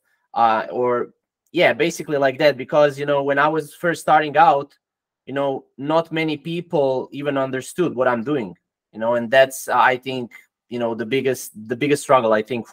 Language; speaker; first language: English; non-native, fluent; Croatian